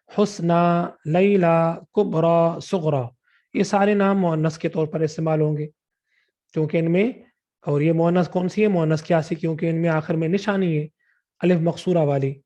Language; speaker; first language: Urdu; non-native, local second language; Sindhi